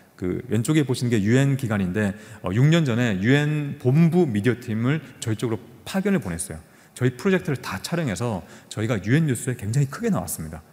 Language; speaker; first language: Korean; native; Korean